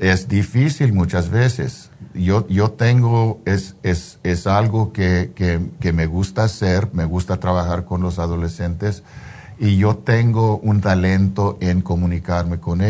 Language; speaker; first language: Spanish; early bilingual, heritage; Spanish